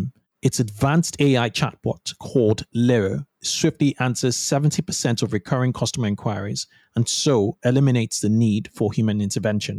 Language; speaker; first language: English; non-native, local second language; Yoruba